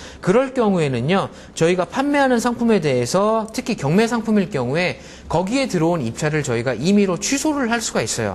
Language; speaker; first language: Korean; native; Korean